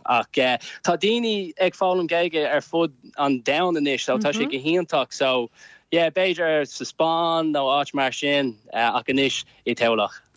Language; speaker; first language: Irish; non-native, local second language; English